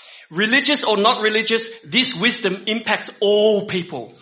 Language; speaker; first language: English; early bilingual, other home language; Vietnamese